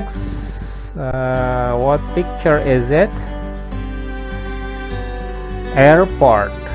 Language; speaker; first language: English; non-native, learner; Indonesian